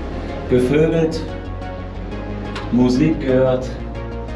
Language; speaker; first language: German; non-native, fluent; French